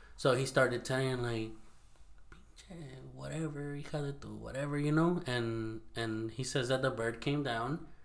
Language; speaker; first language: English; early bilingual, other home language; Spanish